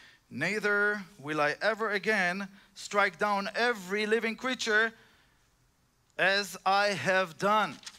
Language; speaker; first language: English; non-native, fluent; Hebrew